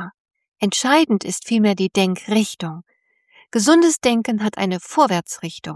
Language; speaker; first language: German; native; German